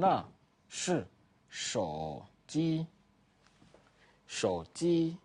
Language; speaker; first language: Chinese; non-native, fluent; French